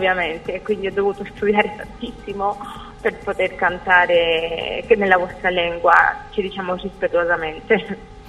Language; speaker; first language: Italian; non-native, fluent; Spanish